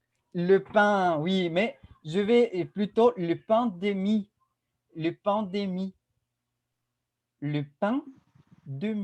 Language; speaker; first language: French; non-native, fluent; Spanish